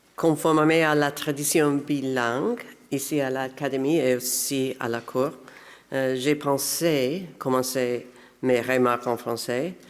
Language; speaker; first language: French; non-native, fluent; English